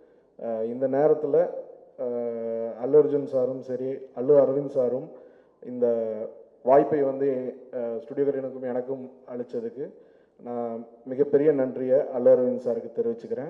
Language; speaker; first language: Tamil; non-native, local second language; Telugu